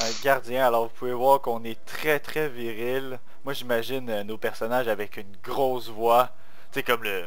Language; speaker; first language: French; native; French